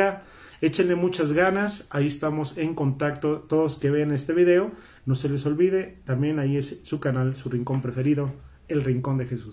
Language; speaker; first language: Spanish; native; Spanish